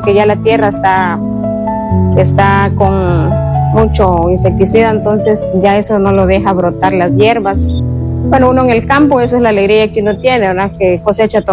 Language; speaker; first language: Spanish; native; Spanish